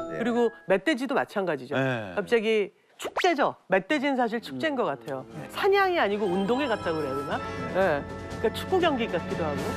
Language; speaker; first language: Korean; native; Korean